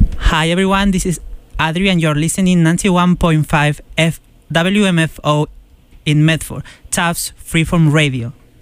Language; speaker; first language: English; non-native, fluent; Spanish